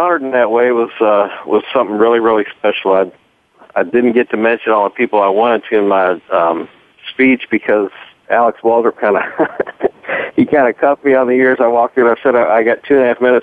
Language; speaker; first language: English; native; English